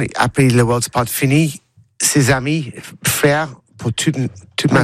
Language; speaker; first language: French; non-native, learner; English